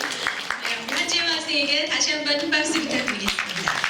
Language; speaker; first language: Korean; native; Korean